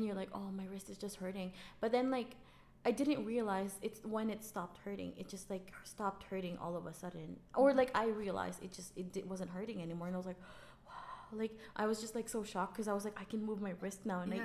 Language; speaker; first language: English; non-native, local second language; Filipino